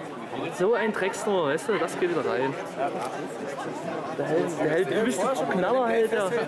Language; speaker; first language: German; native; German